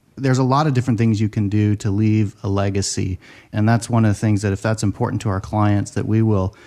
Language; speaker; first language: English; native; English